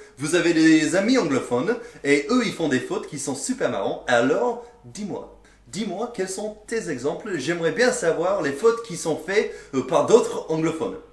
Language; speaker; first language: French; non-native, fluent; English